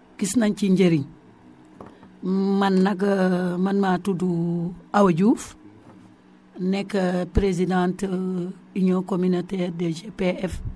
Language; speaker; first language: Wolof; non-native, local second language; Serer